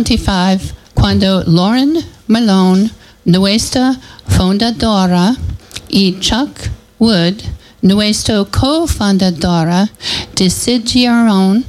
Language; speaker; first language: Spanish; non-native, learner; English